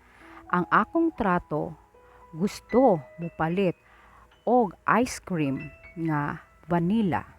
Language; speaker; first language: Cebuano; non-native, learner; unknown